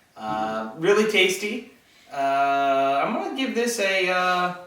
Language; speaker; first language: English; native; English